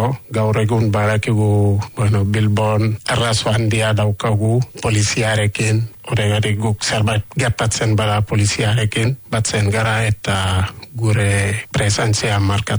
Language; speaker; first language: Basque; non-native, learner; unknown